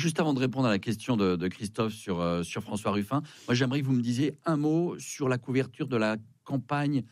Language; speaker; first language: French; native; French